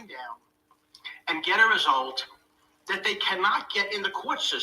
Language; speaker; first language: English; native; English